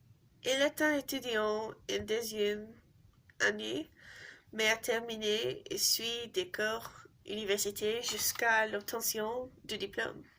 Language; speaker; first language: French; non-native, learner; English